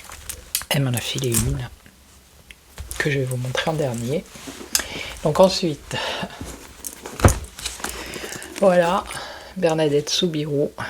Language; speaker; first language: French; native; French